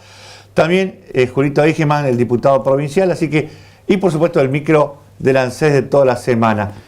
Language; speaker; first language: Spanish; native; Spanish